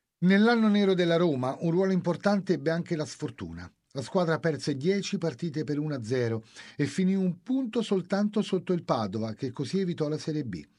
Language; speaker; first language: Italian; native; Italian